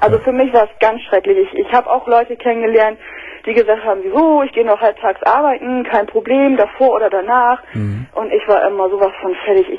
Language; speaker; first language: German; native; German